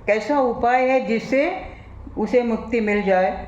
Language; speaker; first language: Hindi; non-native, local second language; Gujarati